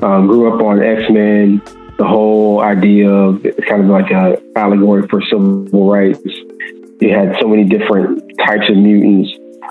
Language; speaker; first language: English; native; English